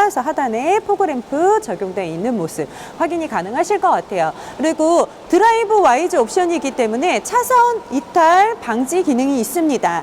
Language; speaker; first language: Korean; native; Korean